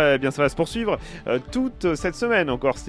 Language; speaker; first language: French; native; French